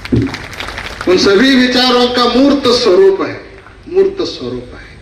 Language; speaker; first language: Hindi; non-native, local second language; Kannada